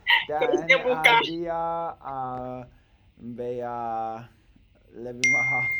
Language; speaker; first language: Indonesian; non-native, learner; English